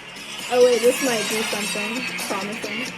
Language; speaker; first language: English; native; English